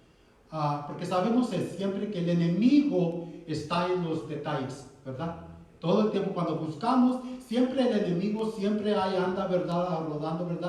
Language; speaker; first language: Spanish; early bilingual, heritage; Spanish